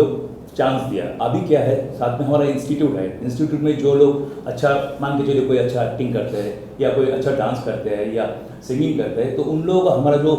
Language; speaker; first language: Hindi; non-native, local second language; Bangla